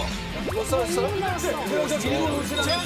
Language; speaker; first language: Korean; native; Korean